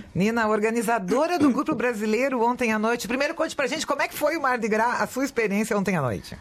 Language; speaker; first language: Portuguese; native; Portuguese